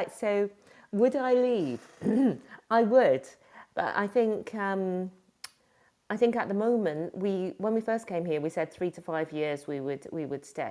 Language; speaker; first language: English; native; English